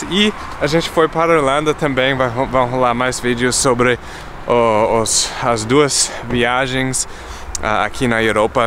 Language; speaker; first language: Portuguese; non-native, fluent; English